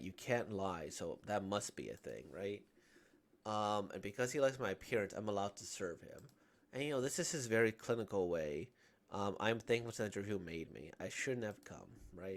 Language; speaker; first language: English; native; English